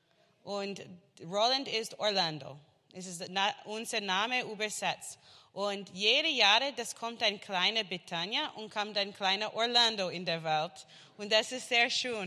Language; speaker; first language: German; non-native, learner; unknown